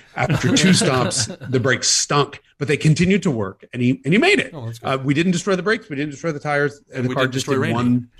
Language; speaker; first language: English; native; English